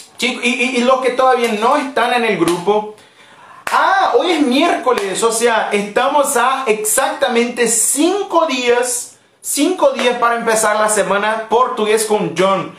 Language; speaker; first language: Spanish; non-native, fluent; Portuguese